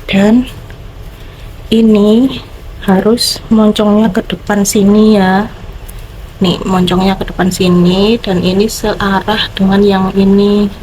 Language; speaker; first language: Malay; non-native, local second language; Javanese